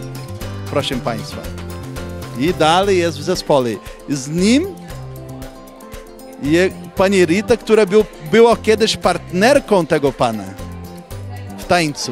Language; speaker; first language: Polish; early bilingual, heritage; Portuguese